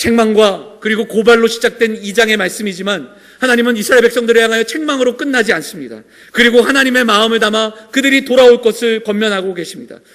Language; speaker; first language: Korean; native; Korean